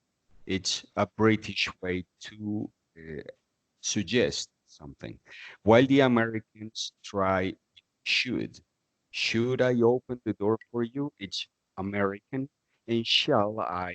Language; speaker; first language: English; non-native, fluent; Spanish